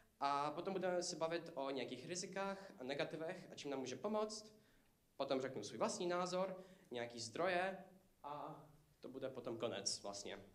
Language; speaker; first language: Czech; non-native, fluent; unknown